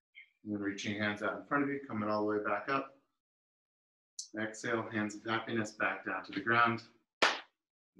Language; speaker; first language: English; native; English